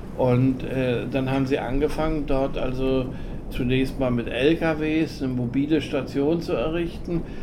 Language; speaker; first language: German; native; German